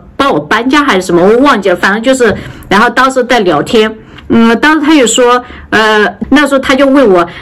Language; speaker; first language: Chinese; native; Chinese